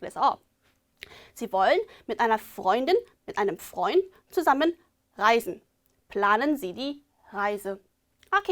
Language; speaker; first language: German; non-native, fluent; Korean